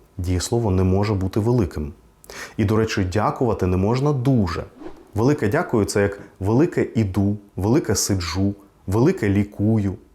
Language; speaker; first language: Ukrainian; non-native, local second language; Russian